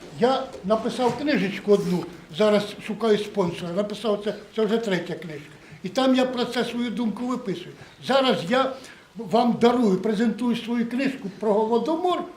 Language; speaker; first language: Ukrainian; native; Ukrainian